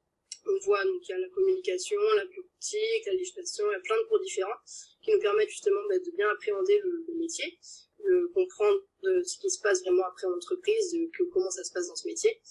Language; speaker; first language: French; native; French